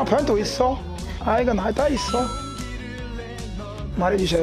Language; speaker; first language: Korean; non-native, learner; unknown